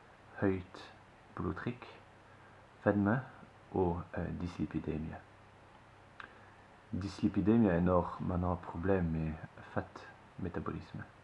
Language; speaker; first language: Norwegian; non-native, fluent; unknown